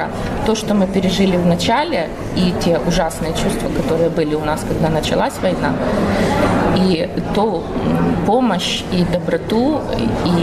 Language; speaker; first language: Russian; native; Russian